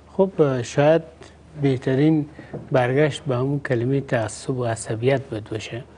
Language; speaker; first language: Persian; native; Persian